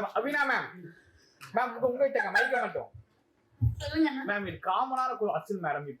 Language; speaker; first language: Tamil; native; Tamil